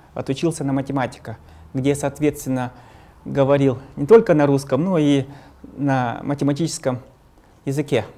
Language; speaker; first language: Russian; non-native, local second language; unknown